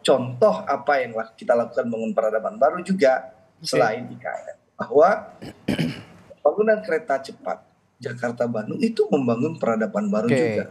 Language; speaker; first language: Indonesian; native; Indonesian